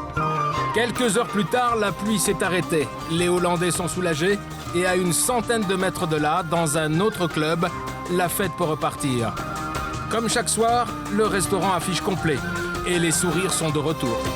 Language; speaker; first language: French; native; French